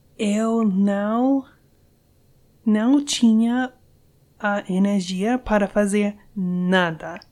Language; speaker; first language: Portuguese; non-native, learner; English